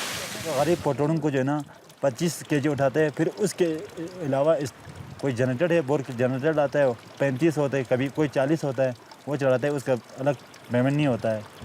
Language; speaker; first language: Hindi; non-native, local second language; Balti